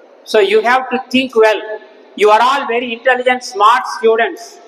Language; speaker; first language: English; non-native, local second language; Tamil